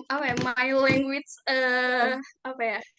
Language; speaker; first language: English; non-native, learner; Indonesian